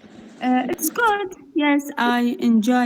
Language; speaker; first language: English; non-native, learner; Arabic